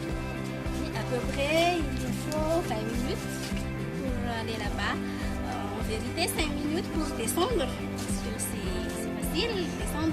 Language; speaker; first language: French; non-native, local second language; Malagasy